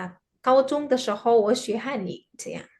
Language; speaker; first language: Chinese; non-native, learner; Indonesian